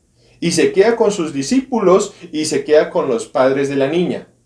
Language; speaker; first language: Spanish; native; Spanish